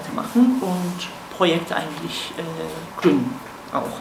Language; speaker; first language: German; non-native, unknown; Kurdish